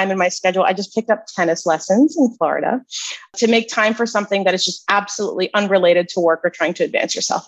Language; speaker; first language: English; native; English